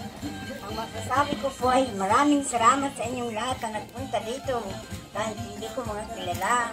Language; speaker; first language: Filipino; non-native, local second language; Cebuano